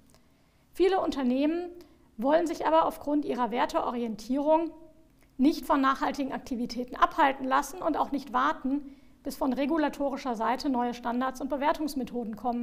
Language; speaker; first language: German; native; German